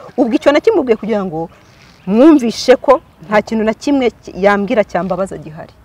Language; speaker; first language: Kinyarwanda; early bilingual, other home language; Rundi